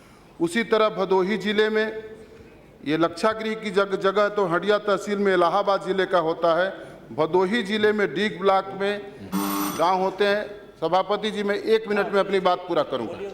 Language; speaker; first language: Hindi; native; Hindi